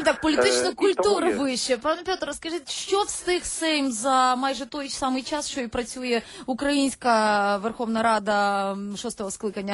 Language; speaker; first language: Ukrainian; native; Ukrainian